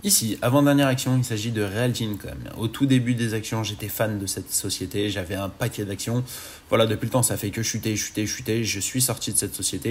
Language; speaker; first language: French; native; French